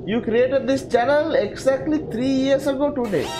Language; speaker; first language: English; non-native, local second language; Sinhala